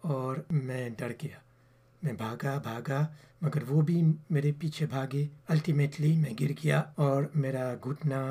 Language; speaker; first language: Urdu; early bilingual, heritage; Urdu